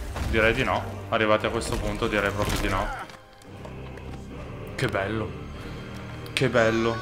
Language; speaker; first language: Italian; native; Italian